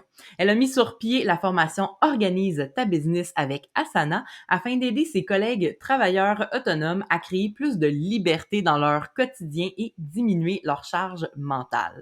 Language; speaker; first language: French; native; French